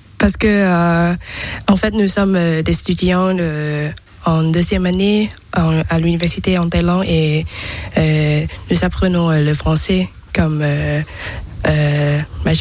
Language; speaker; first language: French; non-native, learner; Thai